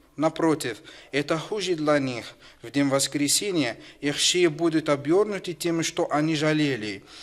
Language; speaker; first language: Russian; non-native, fluent; Arabic